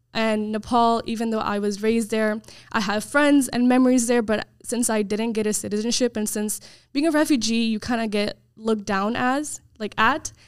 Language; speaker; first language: English; early bilingual, other home language; Nepali